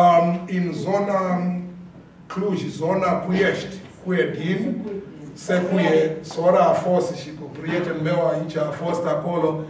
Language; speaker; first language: Romanian; non-native, learner; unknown